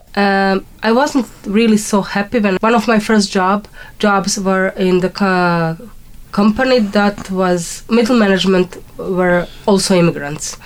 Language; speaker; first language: English; non-native, fluent; Croatian